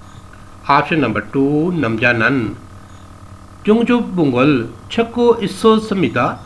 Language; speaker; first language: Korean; non-native, learner; Urdu